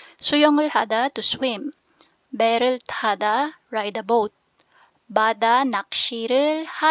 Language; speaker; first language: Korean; non-native, fluent; Filipino